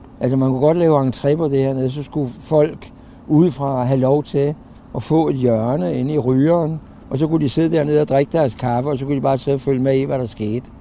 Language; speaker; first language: Danish; native; Danish